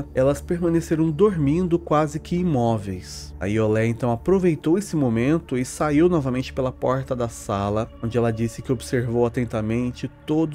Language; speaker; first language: Portuguese; native; Portuguese